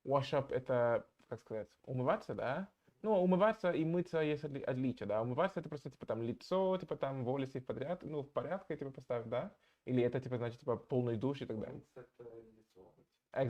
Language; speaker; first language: Russian; non-native, fluent; English